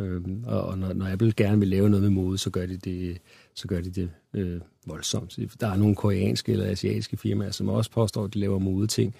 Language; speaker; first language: Danish; native; Danish